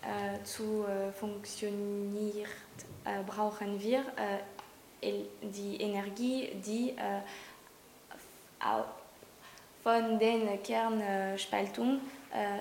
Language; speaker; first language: German; non-native, learner; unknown